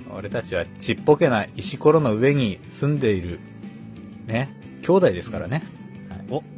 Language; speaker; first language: Japanese; non-native, fluent; Malay